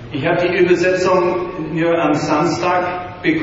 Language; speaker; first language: German; non-native, learner; English